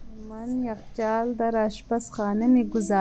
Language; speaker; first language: Persian; non-native, learner; Urdu